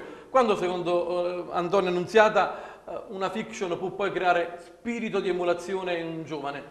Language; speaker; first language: Italian; native; Italian